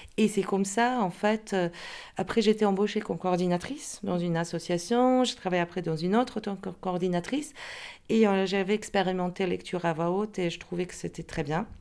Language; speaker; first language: French; non-native, fluent; Croatian